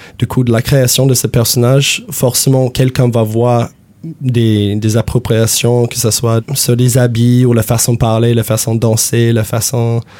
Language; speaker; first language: French; non-native, fluent; English